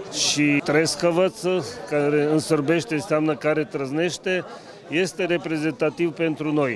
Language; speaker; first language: Romanian; non-native, local second language; Serbian